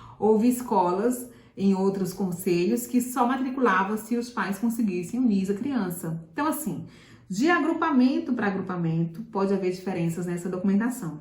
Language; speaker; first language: Portuguese; native; Portuguese